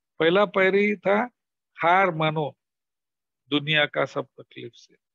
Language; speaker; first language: Hindi; non-native, local second language; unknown